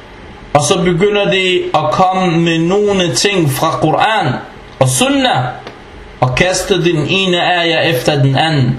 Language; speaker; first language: Danish; early bilingual, other home language; Arabic